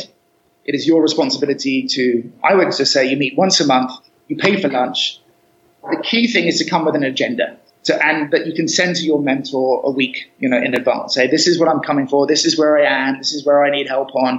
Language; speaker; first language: English; native; English